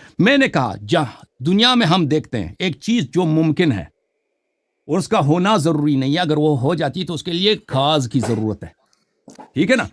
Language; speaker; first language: Urdu; non-native, fluent; Persian